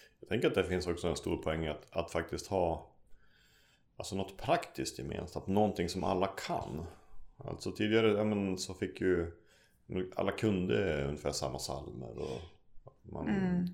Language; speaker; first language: Swedish; native; Swedish